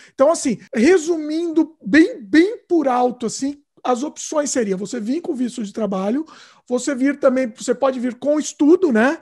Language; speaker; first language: Portuguese; native; Portuguese